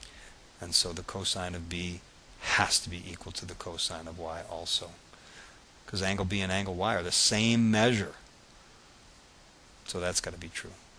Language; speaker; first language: English; native; English